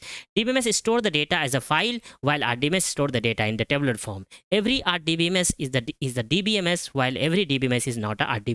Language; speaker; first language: English; non-native, local second language; Hindi